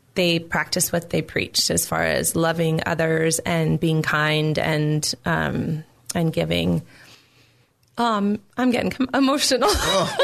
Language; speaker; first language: English; native; English